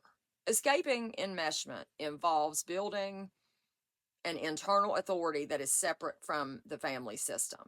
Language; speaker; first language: English; native; English